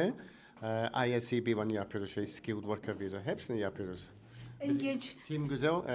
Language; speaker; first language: Turkish; non-native, local second language; Kurdish